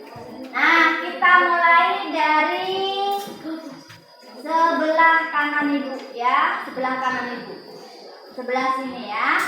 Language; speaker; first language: Indonesian; native; Indonesian